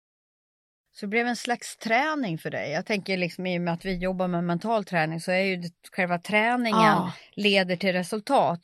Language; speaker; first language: Swedish; native; Swedish